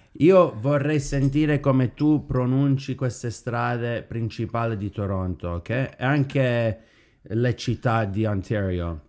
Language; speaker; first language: Italian; early bilingual, heritage; Italian